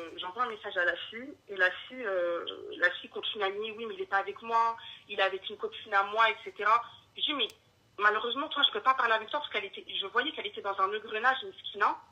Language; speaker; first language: French; early bilingual, other home language; Arabic